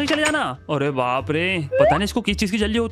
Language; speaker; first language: Hindi; native; Hindi